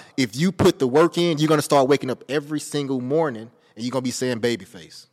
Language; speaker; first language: English; native; English